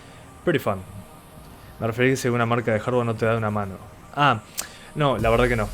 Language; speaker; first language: Spanish; native; Spanish